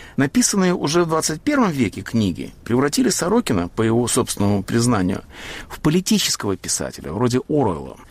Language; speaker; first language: Russian; native; Russian